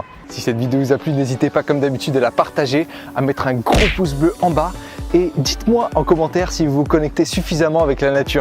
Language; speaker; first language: French; native; French